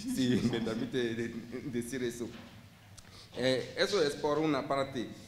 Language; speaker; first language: Spanish; non-native, fluent; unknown